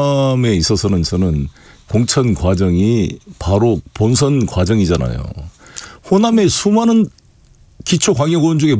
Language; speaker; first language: Korean; native; Korean